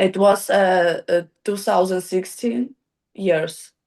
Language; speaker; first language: English; non-native, learner; Ukrainian